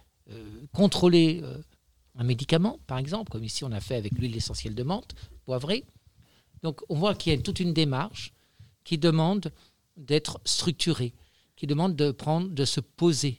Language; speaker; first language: French; native; French